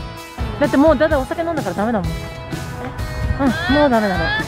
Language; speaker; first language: Japanese; native; Japanese